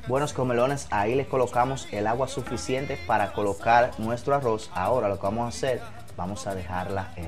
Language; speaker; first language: Spanish; native; Spanish